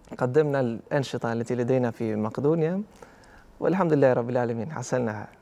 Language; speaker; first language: Arabic; non-native, fluent; Albanian